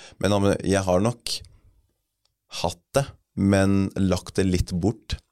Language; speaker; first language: Norwegian; early bilingual, other home language; English